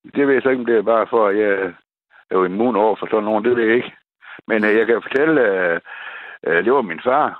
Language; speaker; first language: Danish; native; Danish